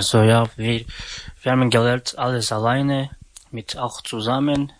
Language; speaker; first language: German; non-native, learner; Slovak